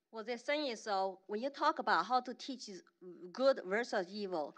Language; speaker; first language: English; non-native, fluent; Chinese